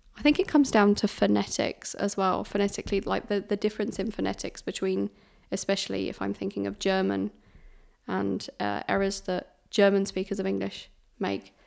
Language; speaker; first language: English; native; English